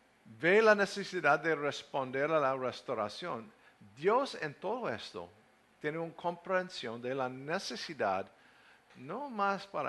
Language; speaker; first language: Spanish; non-native, learner; English